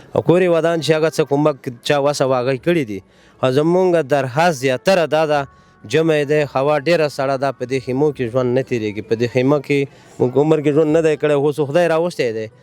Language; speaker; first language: Pashto; native; Pashto